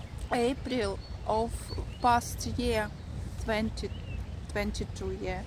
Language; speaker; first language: English; non-native, learner; Ukrainian